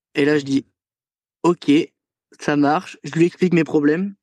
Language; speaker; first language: French; native; French